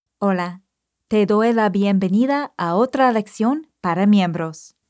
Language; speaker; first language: Spanish; non-native, fluent; English